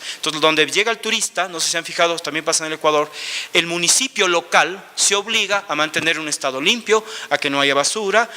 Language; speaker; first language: Spanish; native; Spanish